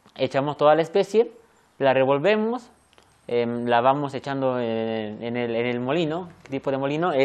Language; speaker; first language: Spanish; native; Spanish